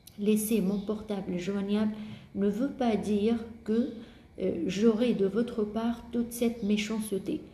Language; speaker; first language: French; non-native, local second language; Arabic